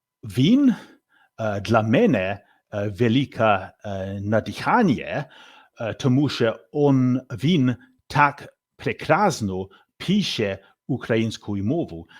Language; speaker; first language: Ukrainian; non-native, learner; English